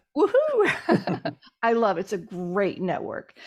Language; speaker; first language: English; native; English